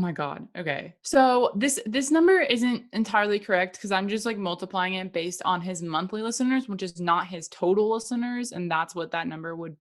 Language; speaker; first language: English; native; English